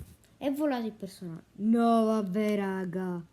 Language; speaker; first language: Italian; native; Italian